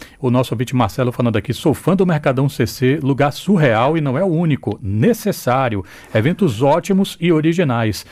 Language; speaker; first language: Portuguese; native; Portuguese